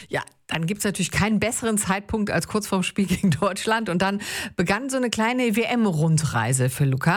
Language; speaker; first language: German; native; German